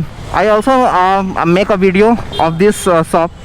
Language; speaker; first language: English; non-native, local second language; Hindi